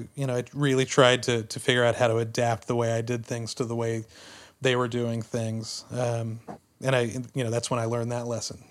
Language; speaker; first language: English; native; English